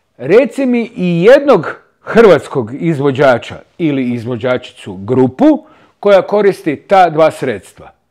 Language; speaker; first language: Croatian; native; Croatian